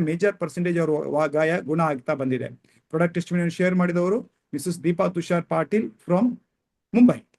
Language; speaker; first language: Kannada; native; Kannada